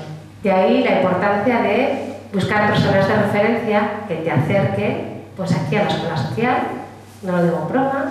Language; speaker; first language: Spanish; native; Spanish